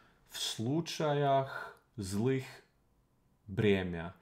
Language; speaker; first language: Russian; non-native, learner; Croatian